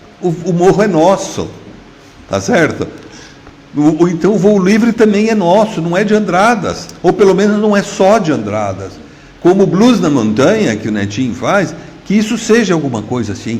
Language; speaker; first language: Portuguese; native; Portuguese